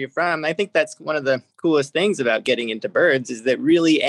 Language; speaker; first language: English; native; English